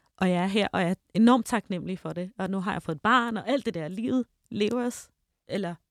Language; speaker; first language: Danish; early bilingual, heritage; Danish